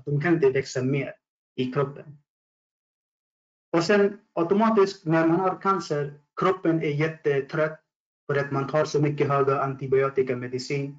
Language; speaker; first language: Swedish; non-native, fluent; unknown